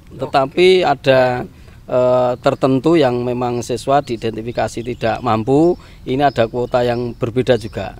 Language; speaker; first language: Indonesian; non-native, local second language; Javanese